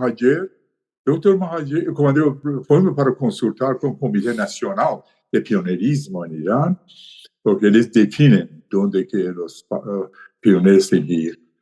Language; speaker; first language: Portuguese; non-native, learner; Persian